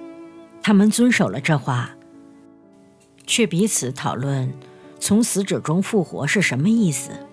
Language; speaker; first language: Chinese; native; Chinese